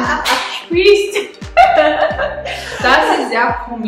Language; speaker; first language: German; non-native, learner; Albanian